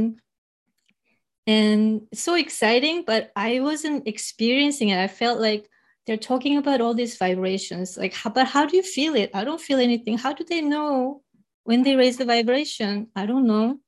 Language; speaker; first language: English; non-native, fluent; Korean